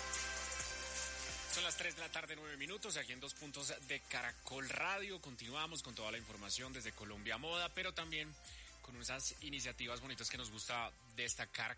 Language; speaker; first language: Spanish; native; Spanish